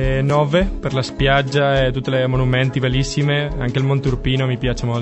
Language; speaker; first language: Italian; non-native, learner; Spanish